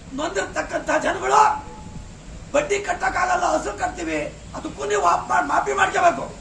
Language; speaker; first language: Kannada; native; Kannada